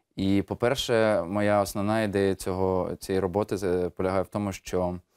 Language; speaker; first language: Ukrainian; native; Ukrainian